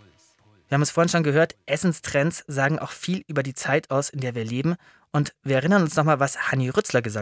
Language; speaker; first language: German; native; German